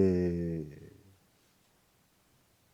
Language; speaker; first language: French; non-native, fluent; Vietnamese